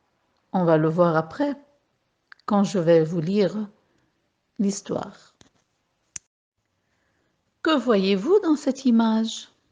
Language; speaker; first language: French; non-native, local second language; Arabic